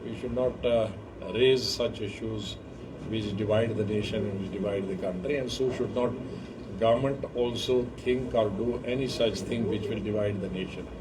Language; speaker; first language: English; non-native, local second language; Hindi